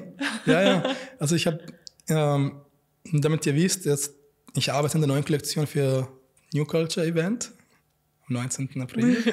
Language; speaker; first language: German; non-native, fluent; Arabic